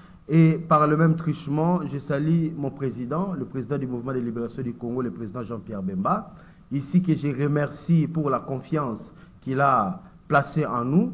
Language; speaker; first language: French; non-native, local second language; Lingala